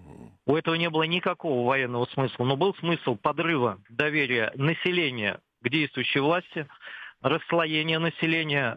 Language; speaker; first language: Russian; native; Russian